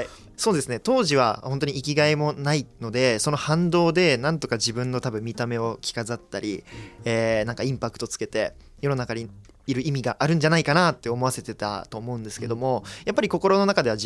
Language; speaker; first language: Japanese; native; Japanese